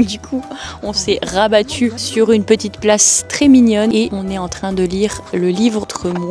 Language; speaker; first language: French; native; French